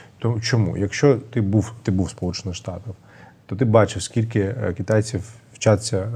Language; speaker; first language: Ukrainian; non-native, local second language; Russian